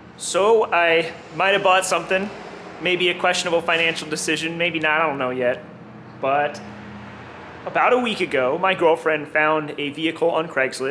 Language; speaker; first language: English; native; English